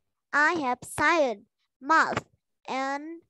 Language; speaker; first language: English; non-native, learner; Vietnamese